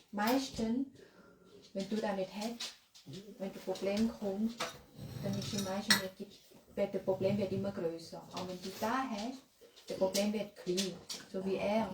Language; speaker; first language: German; non-native, learner; Thai